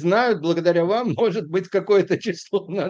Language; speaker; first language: Russian; native; Russian